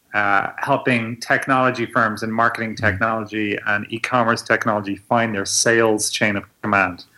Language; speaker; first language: English; native; English